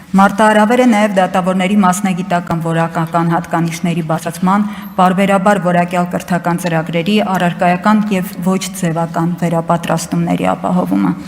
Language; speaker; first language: Armenian; native; Armenian